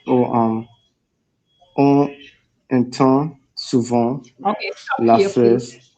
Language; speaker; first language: French; non-native, learner; English